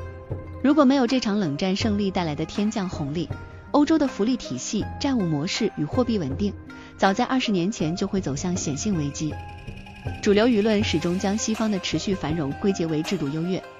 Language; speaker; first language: Chinese; native; Chinese